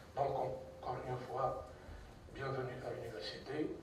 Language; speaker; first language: French; non-native, local second language; Arabic